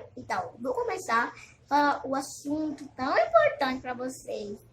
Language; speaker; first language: Portuguese; early bilingual, other home language; Haitian Creole